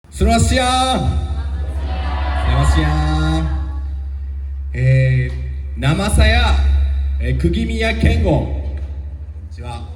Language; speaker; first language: Indonesian; non-native, learner; Japanese